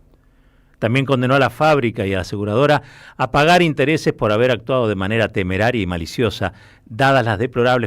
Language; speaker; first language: Spanish; native; Spanish